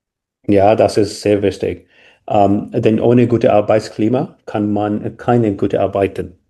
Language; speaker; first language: German; non-native, learner; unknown